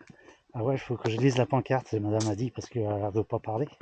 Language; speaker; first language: French; native; French